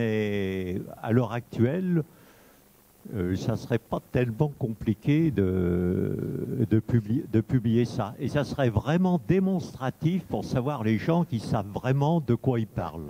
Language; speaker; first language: French; native; French